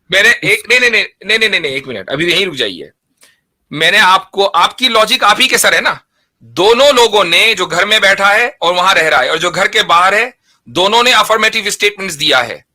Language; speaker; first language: Hindi; native; Hindi